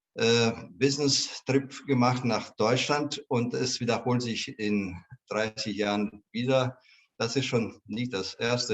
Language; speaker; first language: German; non-native, fluent; Russian